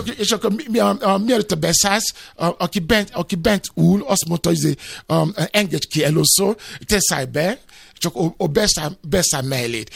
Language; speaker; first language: Hungarian; non-native, fluent; Yoruba